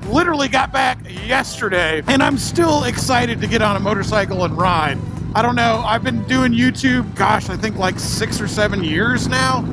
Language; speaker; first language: English; native; English